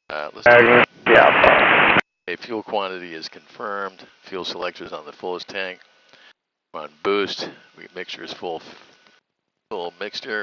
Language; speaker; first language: English; native; English